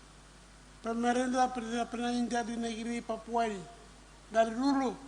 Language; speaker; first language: Indonesian; non-native, local second language; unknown